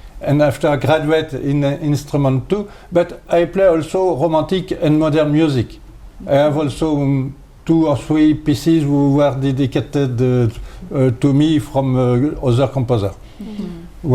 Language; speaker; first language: English; non-native, learner; French